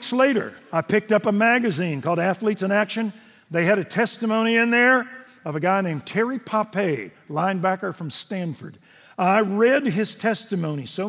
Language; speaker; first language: English; native; English